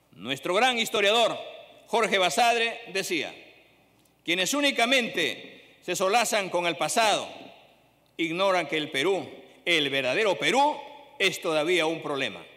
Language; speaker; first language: Spanish; native; Spanish